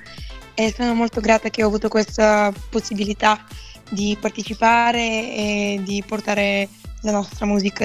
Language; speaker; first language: Italian; non-native, fluent; Bulgarian